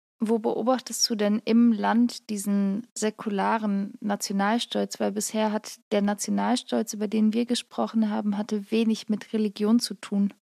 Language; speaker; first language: German; native; German